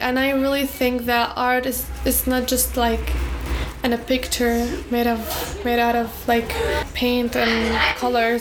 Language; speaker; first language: English; early bilingual, other home language; Arabic